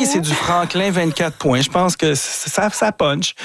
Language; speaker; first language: French; native; French